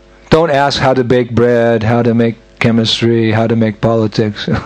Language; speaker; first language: English; native; English